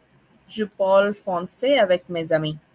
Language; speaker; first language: French; non-native, learner; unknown